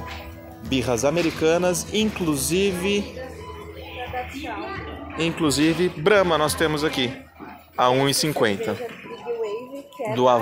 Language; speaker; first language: Portuguese; native; Portuguese